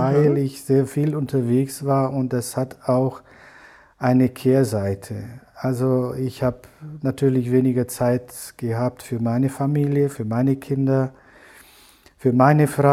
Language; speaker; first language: German; non-native, fluent; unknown